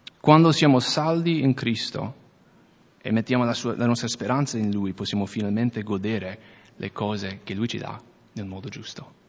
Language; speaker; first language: Italian; non-native, fluent; English